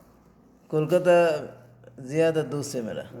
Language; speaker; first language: Hindi; non-native, learner; Bangla